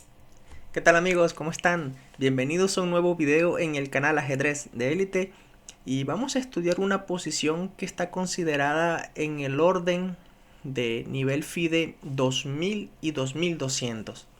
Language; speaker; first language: Spanish; native; Spanish